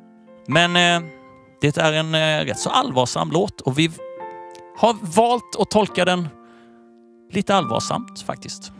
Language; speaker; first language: Swedish; native; Swedish